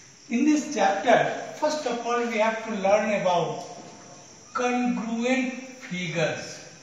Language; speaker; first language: English; non-native, local second language; Hindi